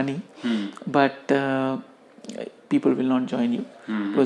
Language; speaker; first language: English; non-native, local second language; Hindi